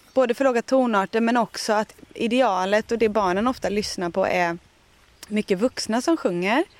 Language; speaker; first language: Swedish; native; Swedish